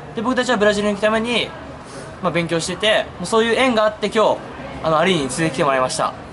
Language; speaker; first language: Japanese; native; Japanese